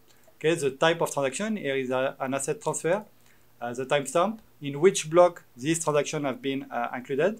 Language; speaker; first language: English; non-native, fluent; French